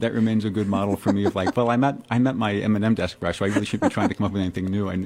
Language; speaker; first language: English; native; English